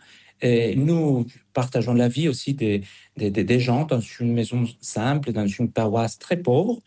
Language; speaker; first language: French; non-native, fluent; Spanish